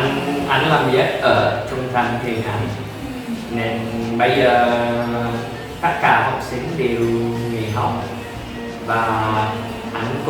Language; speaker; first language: Vietnamese; non-native, learner; English